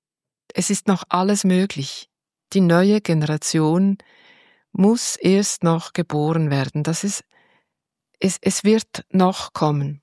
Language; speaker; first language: German; native; German